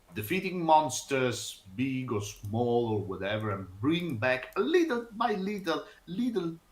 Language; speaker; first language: English; non-native, fluent; Italian